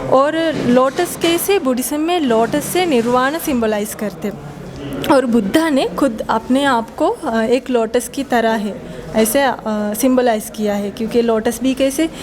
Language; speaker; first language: Hindi; non-native, fluent; Sinhala